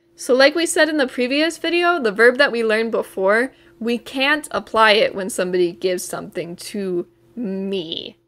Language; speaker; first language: English; native; English